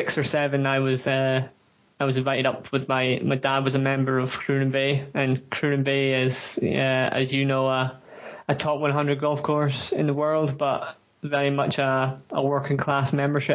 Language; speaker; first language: English; native; English